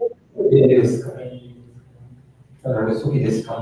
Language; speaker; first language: Japanese; non-native, learner; Bangla